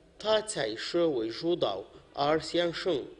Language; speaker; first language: Chinese; non-native, learner; Arabic